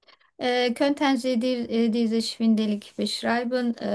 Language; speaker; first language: German; non-native, learner; Turkish